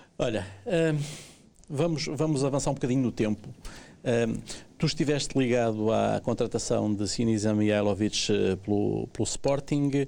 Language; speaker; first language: Portuguese; native; Portuguese